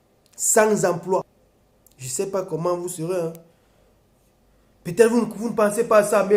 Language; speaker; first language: French; non-native, local second language; Basaa